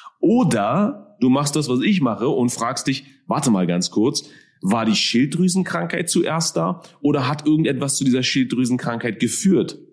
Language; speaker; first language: German; early bilingual, other home language; Persian